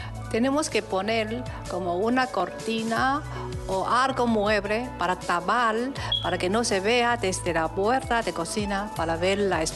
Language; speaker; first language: Spanish; non-native, learner; Chinese